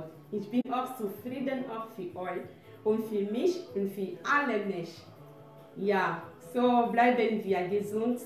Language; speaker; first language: German; non-native, learner; French